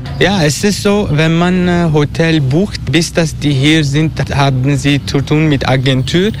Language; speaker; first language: German; non-native, learner; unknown